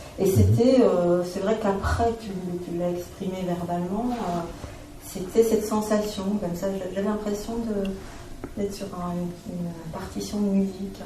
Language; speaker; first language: French; native; French